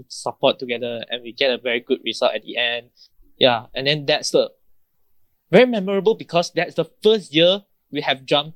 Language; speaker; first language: English; non-native, local second language; Chinese